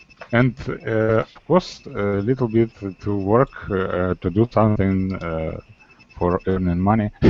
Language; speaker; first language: English; non-native, learner; Russian